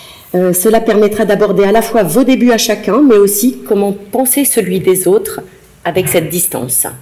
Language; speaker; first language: French; native; French